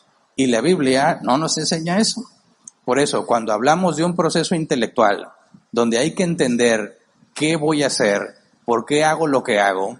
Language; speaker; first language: Spanish; native; Spanish